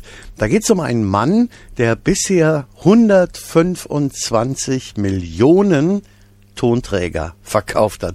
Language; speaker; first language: German; native; German